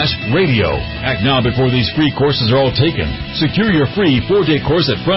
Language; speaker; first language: English; native; English